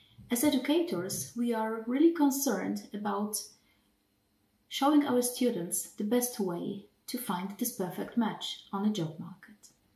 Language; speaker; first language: English; non-native, fluent; Polish